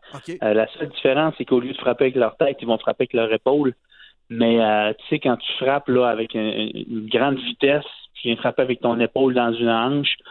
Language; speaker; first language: French; native; French